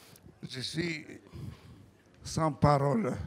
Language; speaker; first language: French; non-native, fluent; Italian